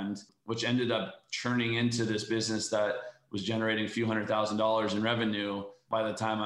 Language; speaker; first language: English; native; English